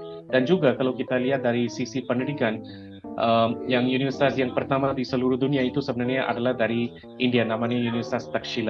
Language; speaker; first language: Indonesian; non-native, fluent; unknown